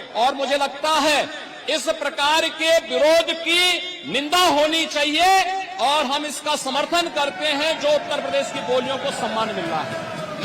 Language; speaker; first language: Hindi; native; Hindi